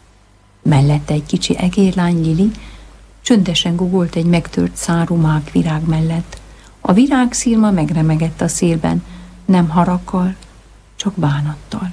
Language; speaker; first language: Hungarian; native; Hungarian